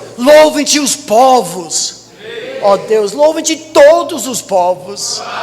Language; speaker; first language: Portuguese; non-native, fluent; English